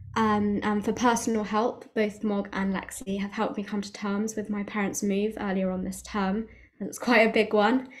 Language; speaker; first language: English; native; English